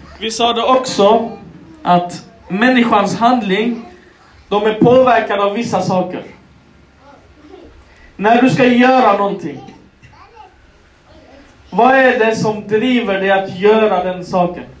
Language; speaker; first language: Swedish; non-native, local second language; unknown